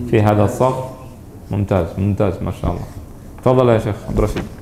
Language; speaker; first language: Arabic; non-native, fluent; Indonesian